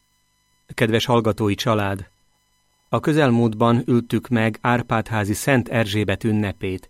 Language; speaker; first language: Hungarian; native; Hungarian